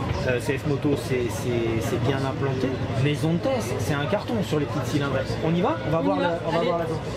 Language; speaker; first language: French; native; French